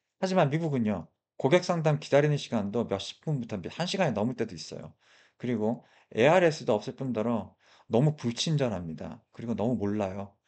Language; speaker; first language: Korean; early bilingual, heritage; Korean